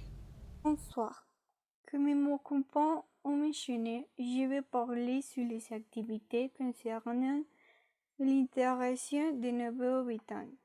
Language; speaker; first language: French; non-native, learner; Spanish